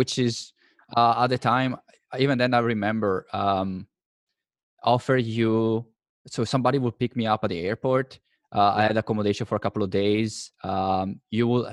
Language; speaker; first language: English; non-native, fluent; Italian